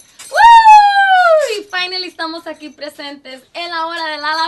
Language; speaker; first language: Spanish; early bilingual, heritage; Spanish